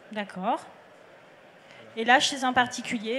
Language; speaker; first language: French; native; French